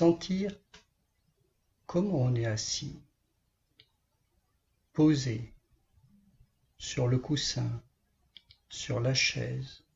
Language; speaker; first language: French; native; French